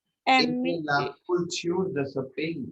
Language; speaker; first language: French; non-native, fluent; Hindi